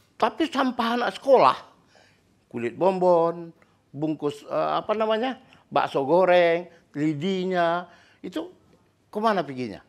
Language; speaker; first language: Indonesian; native; Indonesian